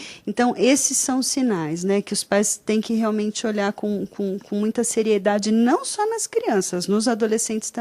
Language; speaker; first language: Portuguese; native; Portuguese